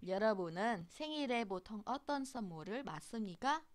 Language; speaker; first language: Korean; non-native, learner; Vietnamese